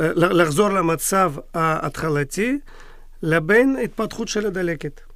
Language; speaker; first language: Hebrew; non-native, fluent; Russian